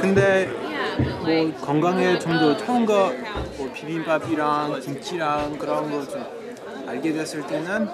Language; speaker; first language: Korean; non-native, fluent; English